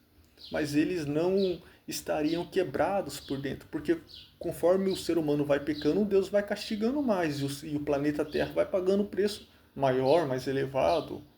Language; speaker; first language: Portuguese; native; Portuguese